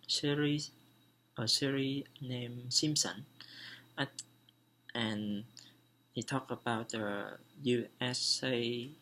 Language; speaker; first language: English; non-native, learner; Vietnamese